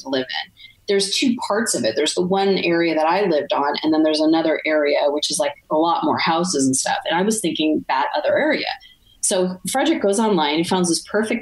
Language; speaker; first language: English; native; English